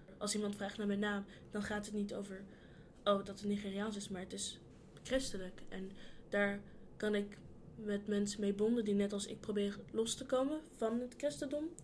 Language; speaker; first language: Dutch; early bilingual, other home language; Yoruba